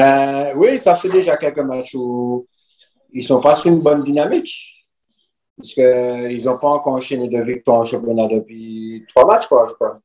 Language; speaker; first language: French; native; French